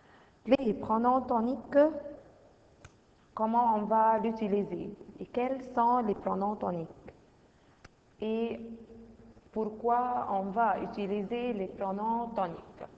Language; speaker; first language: French; non-native, fluent; Arabic